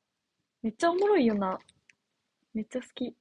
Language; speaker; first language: Japanese; native; Japanese